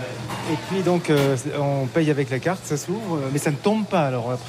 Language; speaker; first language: French; native; French